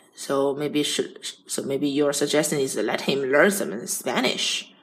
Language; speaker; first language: English; non-native, learner; Chinese